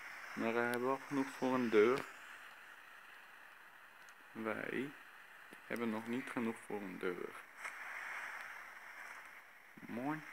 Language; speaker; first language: Dutch; native; Dutch